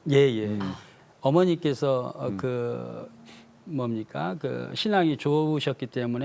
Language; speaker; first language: Korean; native; Korean